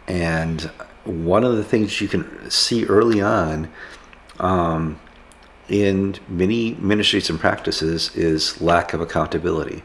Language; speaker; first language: English; native; English